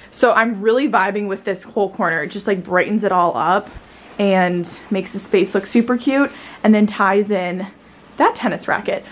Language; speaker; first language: English; native; English